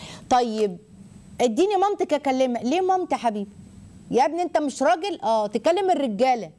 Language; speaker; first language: Arabic; native; Arabic